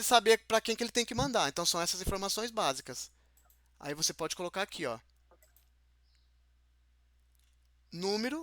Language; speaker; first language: Portuguese; native; Portuguese